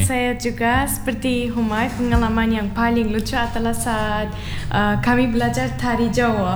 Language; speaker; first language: Indonesian; non-native, learner; Turkmen